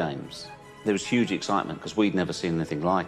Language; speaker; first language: English; native; English